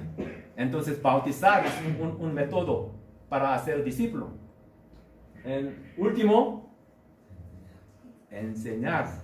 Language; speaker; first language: Spanish; non-native, learner; Korean